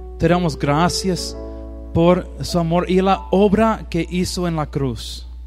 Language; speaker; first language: Spanish; non-native, learner; English